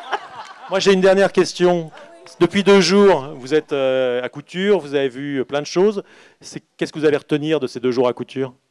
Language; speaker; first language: French; native; French